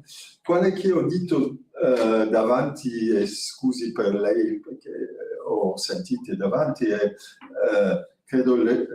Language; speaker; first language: Italian; non-native, fluent; French